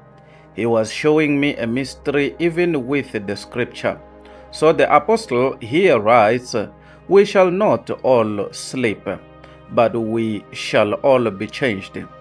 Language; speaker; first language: English; non-native, local second language; Tsonga